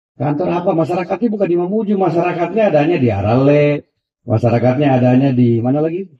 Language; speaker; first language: Indonesian; non-native, local second language; Buginese